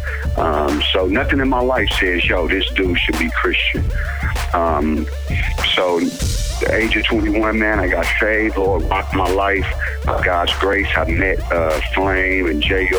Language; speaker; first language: English; native; English